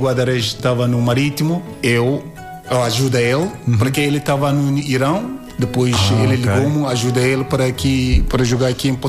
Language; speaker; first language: Portuguese; non-native, learner; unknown